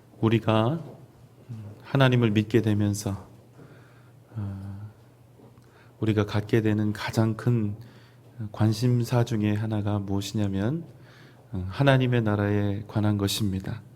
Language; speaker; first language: Korean; native; Korean